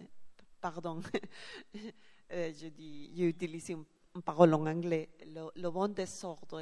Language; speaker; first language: French; non-native, learner; Spanish